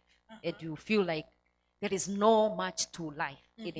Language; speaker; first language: English; non-native, local second language; Swahili